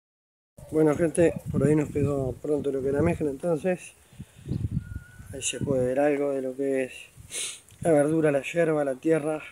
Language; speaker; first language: Spanish; native; Spanish